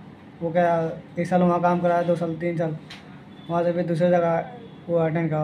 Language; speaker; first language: Hindi; non-native, local second language; Bangla